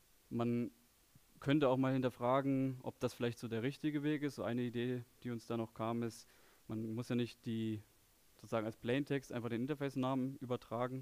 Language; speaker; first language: German; native; German